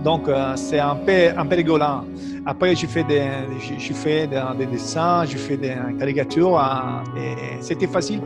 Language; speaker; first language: French; non-native, learner; Italian